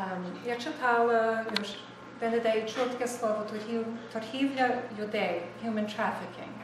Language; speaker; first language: Ukrainian; early bilingual, heritage; Ukrainian